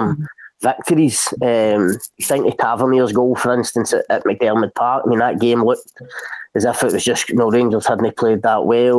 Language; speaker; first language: English; native; English